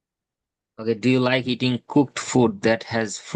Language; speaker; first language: English; non-native, fluent; Bangla